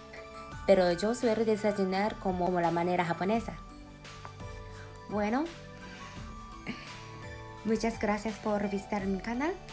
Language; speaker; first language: Spanish; non-native, fluent; Japanese